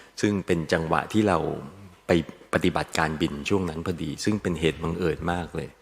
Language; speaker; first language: Thai; native; Thai